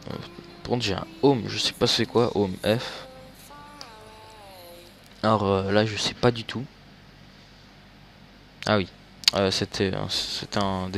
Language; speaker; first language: French; native; French